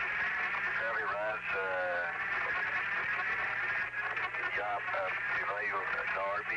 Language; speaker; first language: Russian; non-native, learner; English